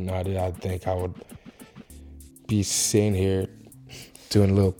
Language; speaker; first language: English; native; English